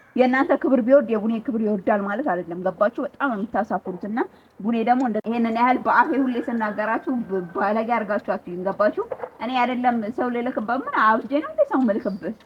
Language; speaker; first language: Amharic; native; Amharic